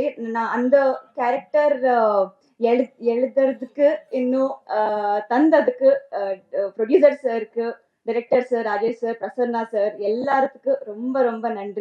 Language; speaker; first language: Tamil; non-native, learner; Telugu